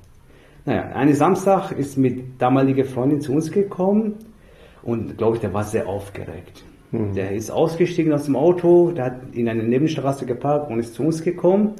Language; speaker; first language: German; non-native, fluent; Persian